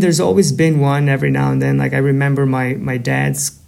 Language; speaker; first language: English; non-native, fluent; Albanian